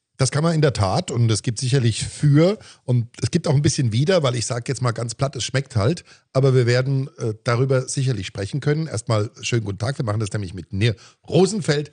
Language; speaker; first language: German; native; German